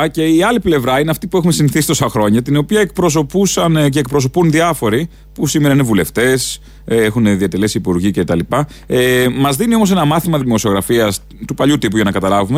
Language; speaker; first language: Greek; native; Greek